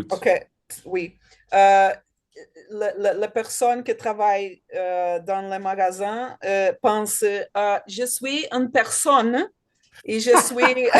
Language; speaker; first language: French; non-native, learner; Portuguese